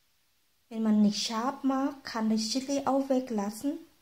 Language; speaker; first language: German; non-native, fluent; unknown